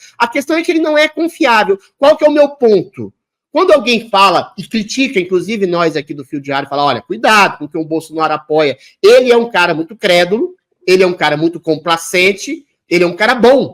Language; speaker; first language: Portuguese; native; Portuguese